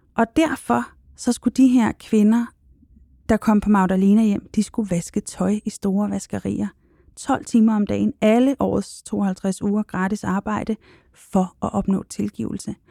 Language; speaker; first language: Danish; native; Danish